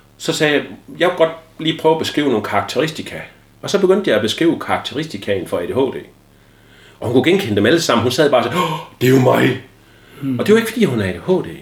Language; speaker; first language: Danish; native; Danish